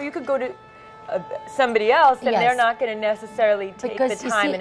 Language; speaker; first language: English; native; English